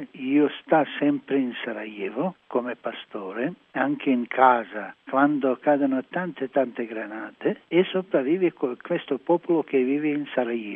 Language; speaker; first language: Italian; non-native, learner; Croatian